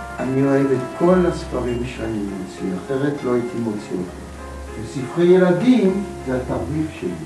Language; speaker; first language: Hebrew; non-native, fluent; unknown